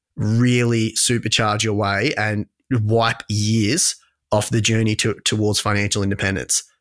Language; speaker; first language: English; native; English